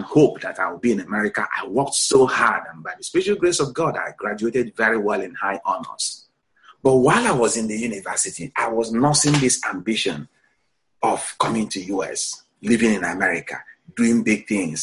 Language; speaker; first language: English; non-native, local second language; Igbo